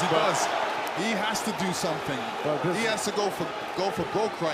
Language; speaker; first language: English; native; English